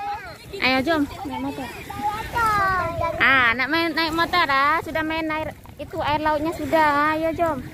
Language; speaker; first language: Indonesian; non-native, local second language; Javanese